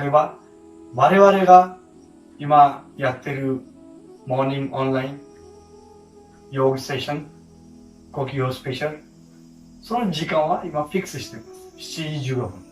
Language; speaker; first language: Japanese; non-native, fluent; Hindi